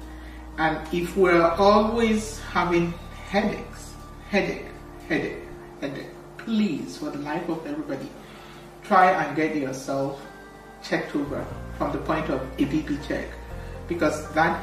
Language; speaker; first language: English; non-native, local second language; Igbo